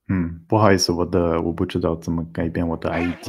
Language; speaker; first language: Chinese; non-native, learner; Portuguese